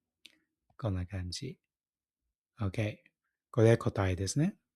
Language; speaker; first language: Japanese; non-native, fluent; Cantonese